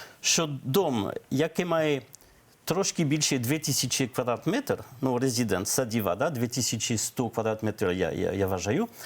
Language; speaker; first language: Ukrainian; non-native, learner; French